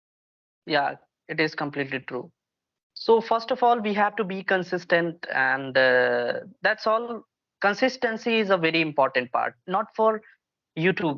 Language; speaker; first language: English; non-native, local second language; Hindi